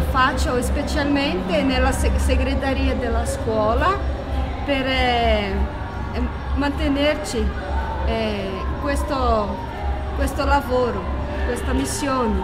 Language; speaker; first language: Italian; non-native, fluent; Portuguese